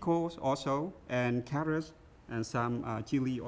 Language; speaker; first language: English; non-native, learner; Vietnamese